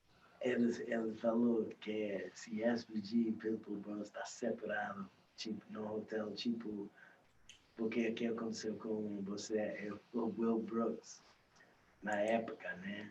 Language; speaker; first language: Portuguese; non-native, fluent; English